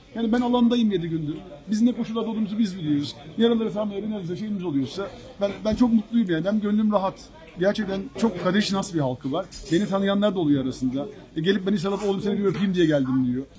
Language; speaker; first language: Turkish; native; Turkish